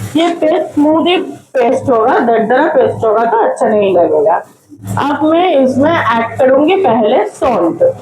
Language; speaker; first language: Hindi; non-native, local second language; Bangla